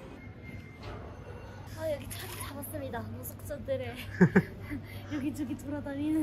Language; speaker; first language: Korean; native; Korean